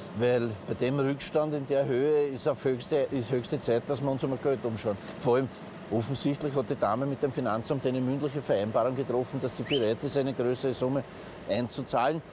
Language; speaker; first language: German; native; German